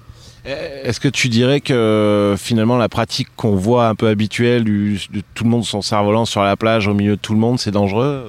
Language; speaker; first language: French; native; French